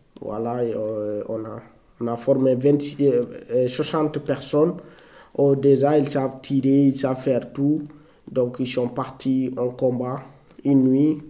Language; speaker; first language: French; non-native, local second language; Fula